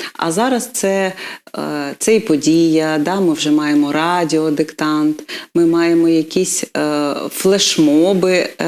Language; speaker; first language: Ukrainian; non-native, local second language; Russian